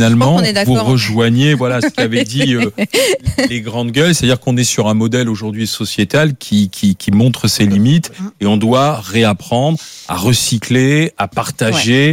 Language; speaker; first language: French; native; French